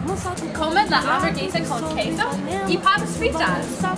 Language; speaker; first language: Spanish; non-native, learner; English